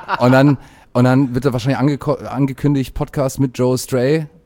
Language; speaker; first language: German; early bilingual, other home language; English